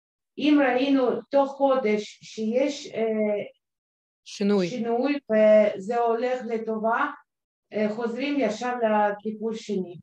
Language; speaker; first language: Hebrew; non-native, fluent; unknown